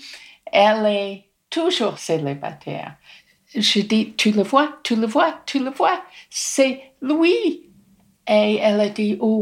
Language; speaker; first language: French; non-native, fluent; English